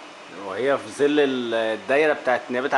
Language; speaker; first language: Arabic; native; Arabic